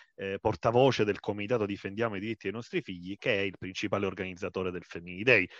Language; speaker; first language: Italian; native; Italian